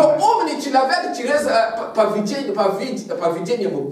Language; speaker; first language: Russian; non-native, fluent; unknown